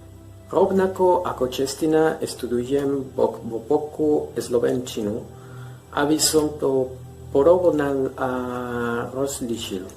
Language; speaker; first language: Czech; non-native, learner; Spanish